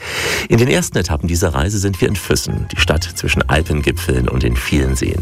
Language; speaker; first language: German; native; German